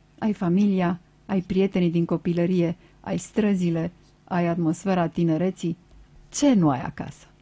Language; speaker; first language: Romanian; native; Romanian